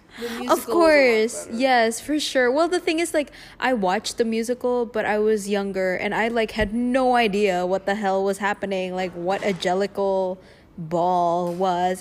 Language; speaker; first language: English; non-native, fluent; Indonesian